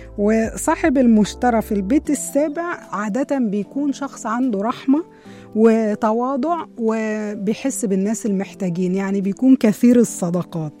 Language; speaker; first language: Arabic; native; Arabic